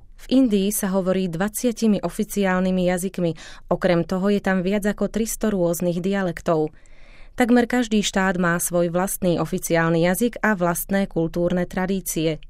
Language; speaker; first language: Slovak; native; Slovak